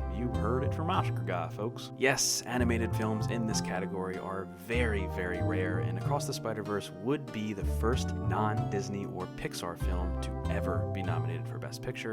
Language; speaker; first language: English; native; English